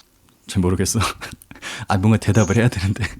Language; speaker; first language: Korean; native; Korean